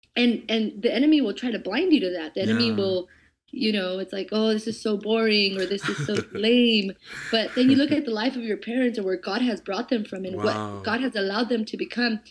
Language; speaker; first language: English; native; English